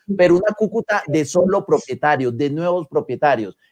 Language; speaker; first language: Spanish; native; Spanish